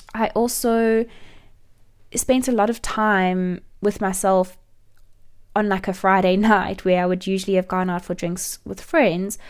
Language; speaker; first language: English; native; English